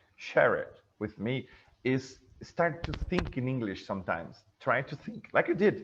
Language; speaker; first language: English; non-native, fluent; Portuguese